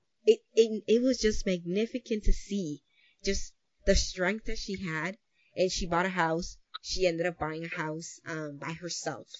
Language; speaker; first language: English; early bilingual, other home language; Spanish